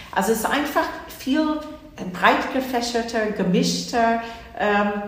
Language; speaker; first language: German; non-native, fluent; English